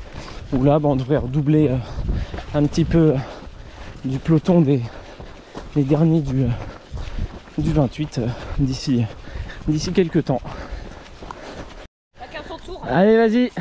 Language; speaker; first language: French; native; French